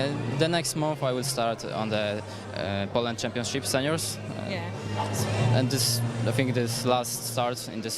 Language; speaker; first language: English; non-native, learner; Polish